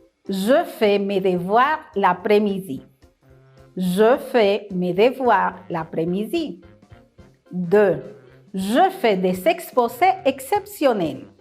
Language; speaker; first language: French; non-native, fluent; Spanish